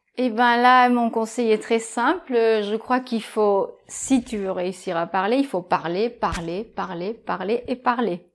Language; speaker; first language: French; non-native, fluent; Japanese